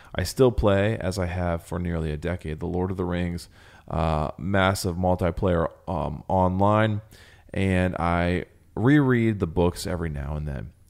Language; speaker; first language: English; native; English